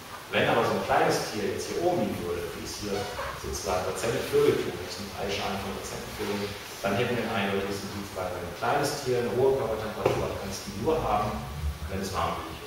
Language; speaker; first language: German; native; German